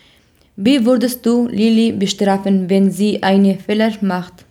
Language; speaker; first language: German; non-native, learner; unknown